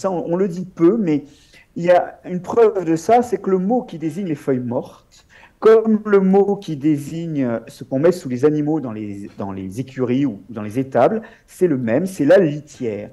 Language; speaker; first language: French; native; French